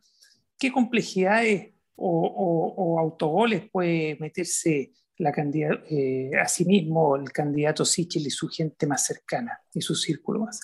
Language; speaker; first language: Spanish; native; Spanish